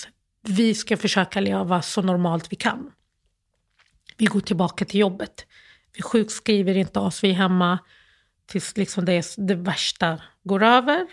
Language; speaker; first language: Swedish; early bilingual, other home language; Arabic